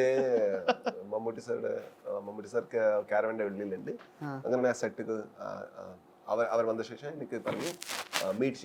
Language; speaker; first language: Malayalam; non-native, learner; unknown